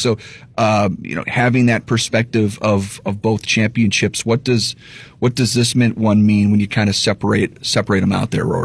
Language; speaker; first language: English; native; English